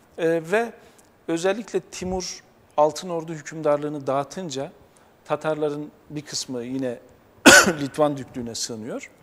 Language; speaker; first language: Turkish; native; Turkish